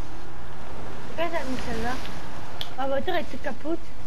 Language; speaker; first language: French; non-native, local second language; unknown